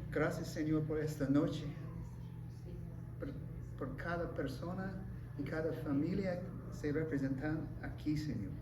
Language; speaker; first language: Spanish; non-native, learner; English